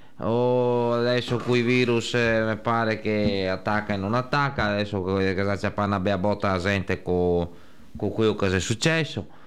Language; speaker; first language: Italian; native; Italian